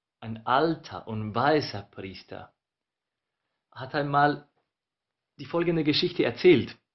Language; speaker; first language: German; non-native, fluent; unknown